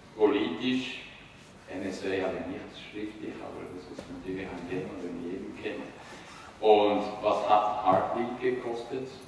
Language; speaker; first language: German; non-native, fluent; Italian